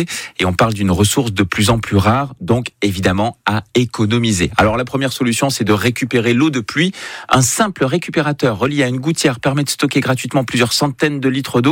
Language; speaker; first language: French; native; French